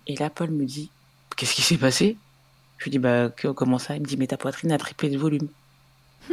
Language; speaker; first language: French; native; French